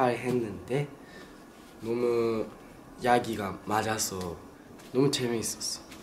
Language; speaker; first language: Korean; non-native, learner; Japanese